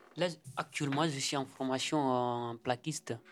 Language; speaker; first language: French; non-native, learner; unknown